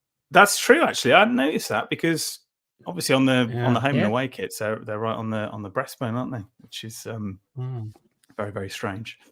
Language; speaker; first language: English; native; English